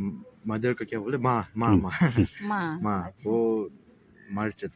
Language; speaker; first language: Hindi; non-native, fluent; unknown